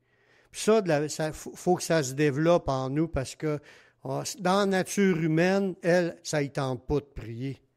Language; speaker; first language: French; native; French